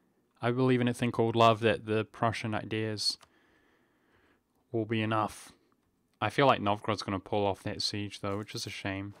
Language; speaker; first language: English; native; English